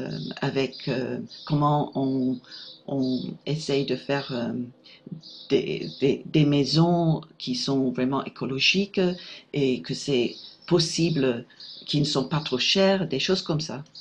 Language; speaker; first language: French; non-native, fluent; English